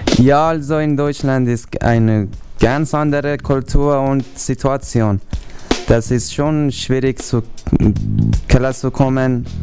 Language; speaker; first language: German; non-native, learner; Persian